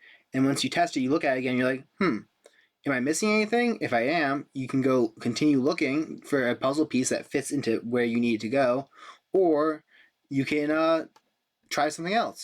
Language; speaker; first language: English; native; English